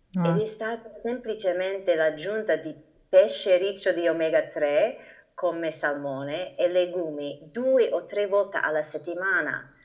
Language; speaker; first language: Italian; non-native, fluent; English